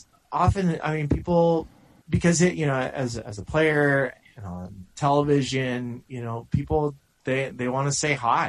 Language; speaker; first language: English; native; English